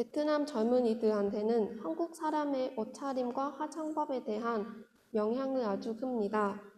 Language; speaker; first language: Korean; non-native, fluent; Vietnamese